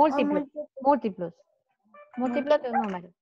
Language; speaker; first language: Spanish; native; Spanish